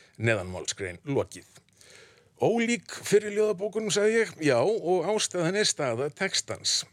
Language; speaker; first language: Icelandic; native; Icelandic